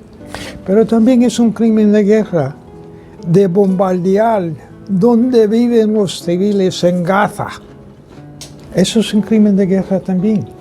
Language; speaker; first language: Spanish; non-native, fluent; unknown